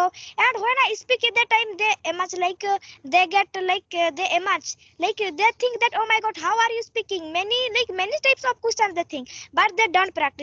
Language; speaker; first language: English; non-native, learner; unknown